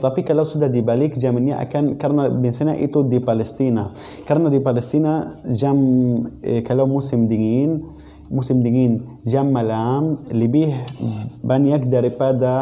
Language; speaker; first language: Indonesian; non-native, learner; Arabic